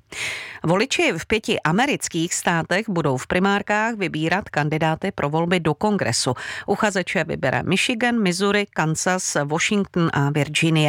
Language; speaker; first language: Czech; native; Czech